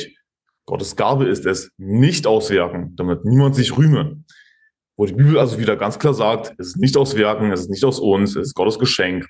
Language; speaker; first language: German; native; German